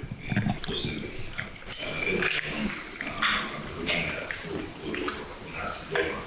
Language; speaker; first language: Russian; non-native, local second language; Chechen